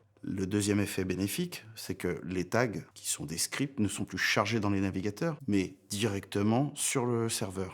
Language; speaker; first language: French; native; French